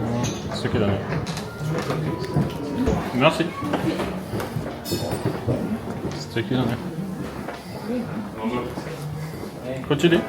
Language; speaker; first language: Japanese; non-native, fluent; French